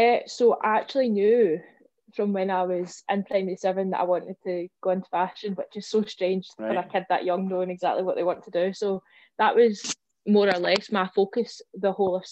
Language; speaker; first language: English; native; English